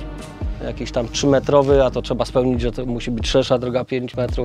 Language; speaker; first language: Polish; native; Polish